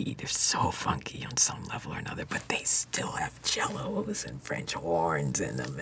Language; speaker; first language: English; native; English